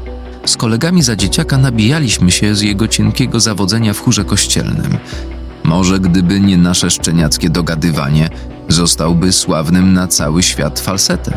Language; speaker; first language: Polish; native; Polish